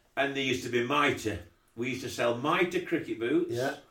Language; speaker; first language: English; native; English